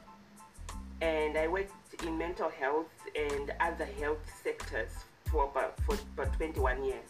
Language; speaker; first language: English; non-native, local second language; Shona